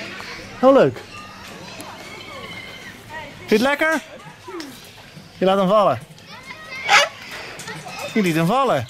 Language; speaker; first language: Dutch; native; Dutch